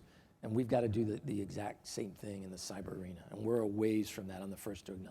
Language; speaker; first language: English; native; English